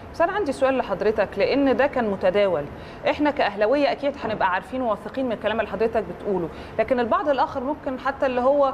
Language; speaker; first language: Arabic; native; Arabic